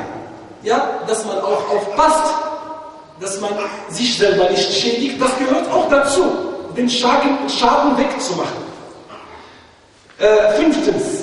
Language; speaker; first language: German; non-native, fluent; Arabic